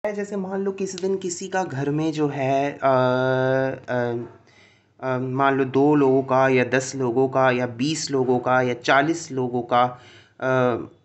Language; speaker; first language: Hindi; non-native, local second language; Sindhi